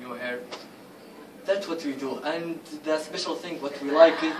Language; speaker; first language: English; non-native, learner; Arabic